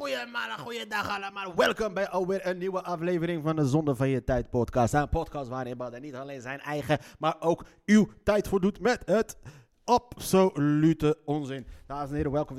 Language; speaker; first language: Dutch; native; Dutch